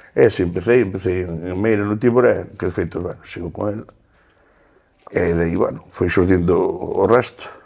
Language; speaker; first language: Galician; native; Galician